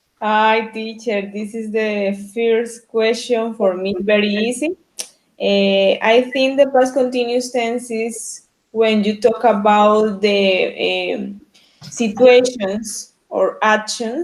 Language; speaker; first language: English; non-native, learner; Spanish